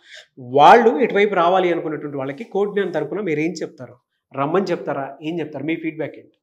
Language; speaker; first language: Telugu; native; Telugu